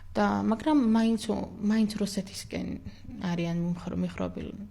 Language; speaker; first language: Georgian; non-native, local second language; Mingrelian